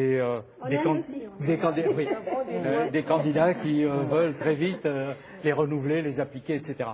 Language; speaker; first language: French; native; French